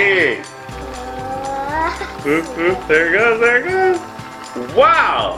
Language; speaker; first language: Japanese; early bilingual, heritage; English